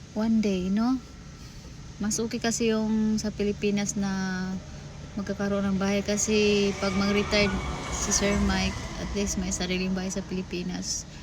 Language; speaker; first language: Filipino; non-native, local second language; Cebuano